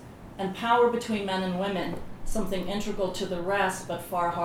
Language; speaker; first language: English; native; English